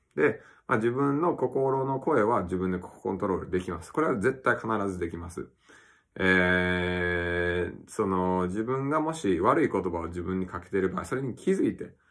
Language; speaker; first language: Japanese; early bilingual, other home language; English